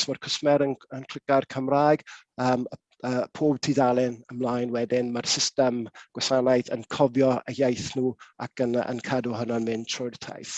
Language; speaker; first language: Welsh; non-native, local second language; English